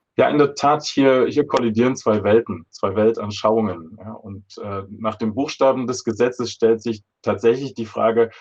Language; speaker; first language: German; native; German